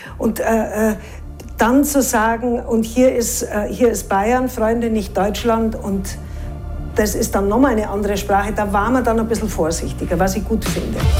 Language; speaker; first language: German; native; German